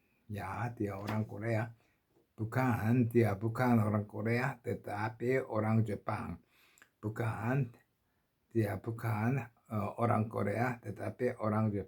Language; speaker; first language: Indonesian; non-native, learner; Korean